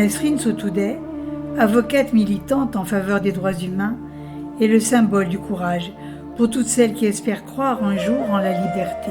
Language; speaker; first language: French; native; French